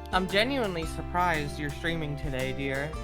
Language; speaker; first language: English; native; English